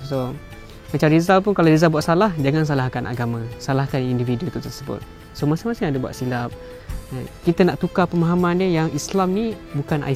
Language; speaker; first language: Malay; native; Malay